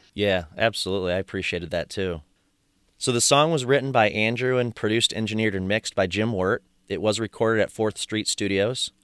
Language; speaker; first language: English; native; English